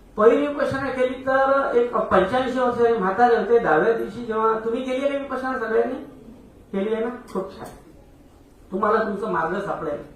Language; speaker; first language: Marathi; non-native, local second language; Hindi